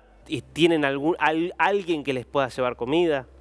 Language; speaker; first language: Spanish; native; Spanish